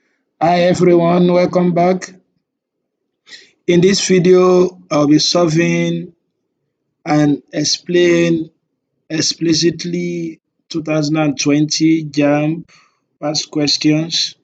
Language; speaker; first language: English; non-native, local second language; Yoruba